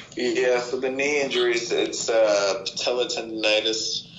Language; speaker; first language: English; native; English